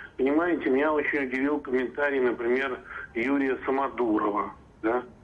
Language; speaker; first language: Russian; native; Russian